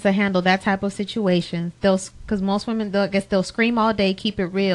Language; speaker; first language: English; early bilingual, other home language; Spanish